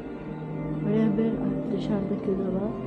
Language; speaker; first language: Turkish; non-native, learner; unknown